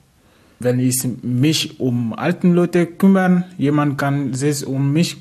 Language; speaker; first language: German; non-native, learner; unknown